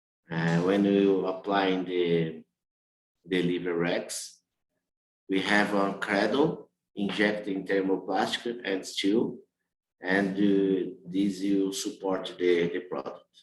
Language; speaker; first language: English; non-native, learner; Portuguese